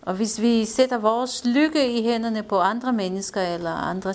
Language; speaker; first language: Danish; non-native, fluent; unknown